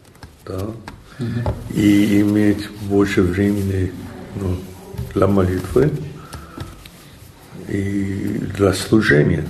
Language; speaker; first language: Russian; non-native, fluent; English